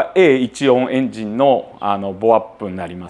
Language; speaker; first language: Japanese; native; Japanese